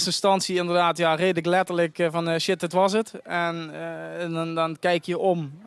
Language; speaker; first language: Dutch; native; Dutch